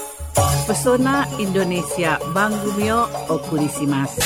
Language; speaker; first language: Japanese; non-native, learner; Indonesian